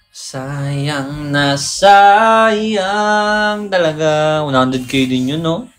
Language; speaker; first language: Filipino; native; Filipino